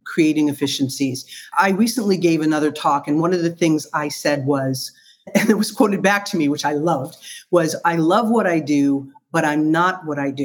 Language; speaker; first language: English; native; English